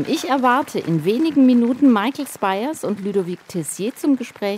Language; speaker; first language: German; native; German